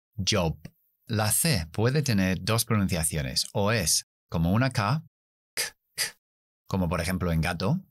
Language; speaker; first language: Spanish; non-native, fluent; English